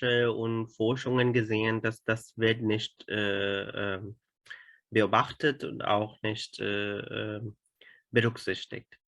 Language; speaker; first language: German; non-native, fluent; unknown